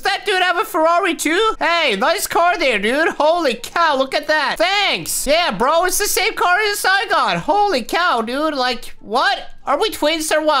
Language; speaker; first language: English; native; English